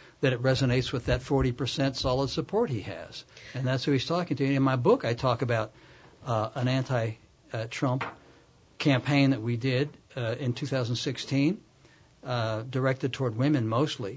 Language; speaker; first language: English; native; English